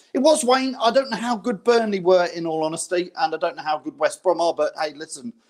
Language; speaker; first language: English; native; English